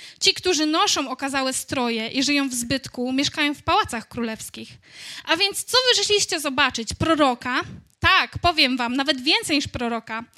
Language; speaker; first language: Polish; native; Polish